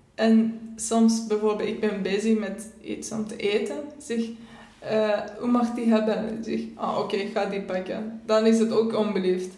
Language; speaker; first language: Dutch; non-native, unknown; Persian